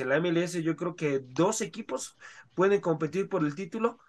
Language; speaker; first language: Spanish; native; Spanish